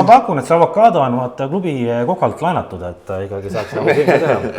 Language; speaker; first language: Estonian; native; Estonian